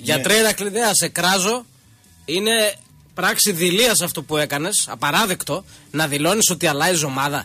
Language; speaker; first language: Greek; native; Greek